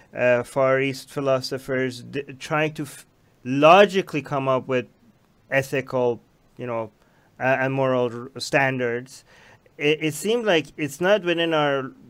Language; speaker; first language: English; non-native, fluent; Persian